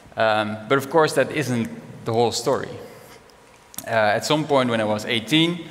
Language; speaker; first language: English; non-native, fluent; Dutch